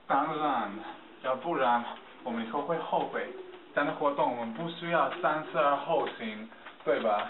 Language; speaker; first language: Chinese; non-native, learner; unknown